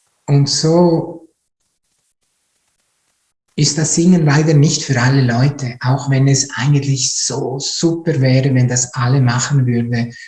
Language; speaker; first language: German; non-native, fluent; Italian